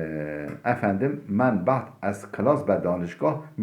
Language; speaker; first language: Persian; non-native, fluent; Turkish